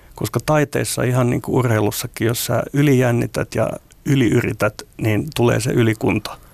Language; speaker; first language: Finnish; non-native, local second language; Swedish